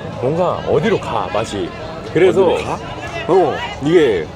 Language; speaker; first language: Korean; native; Korean